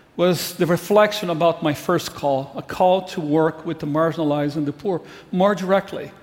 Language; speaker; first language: English; non-native, fluent; Portuguese